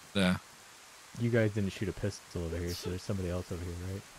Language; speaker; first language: English; native; English